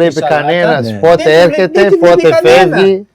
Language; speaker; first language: Greek; non-native, fluent; Portuguese